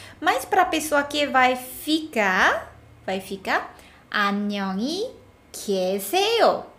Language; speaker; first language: Portuguese; non-native, fluent; Korean